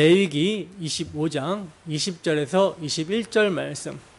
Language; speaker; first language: Korean; native; Korean